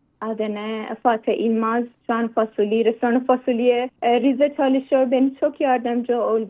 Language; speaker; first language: Turkish; non-native, learner; Persian